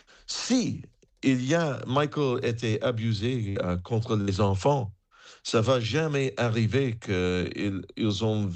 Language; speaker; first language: French; non-native, fluent; English